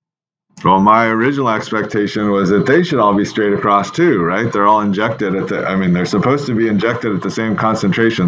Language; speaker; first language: English; native; English